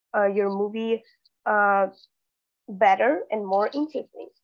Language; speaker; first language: English; non-native, fluent; Russian